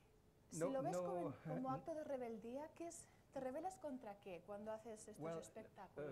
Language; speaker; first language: Spanish; native; Spanish